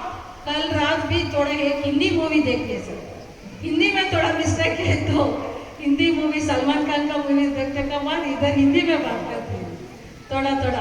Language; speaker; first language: Hindi; non-native, learner; Kannada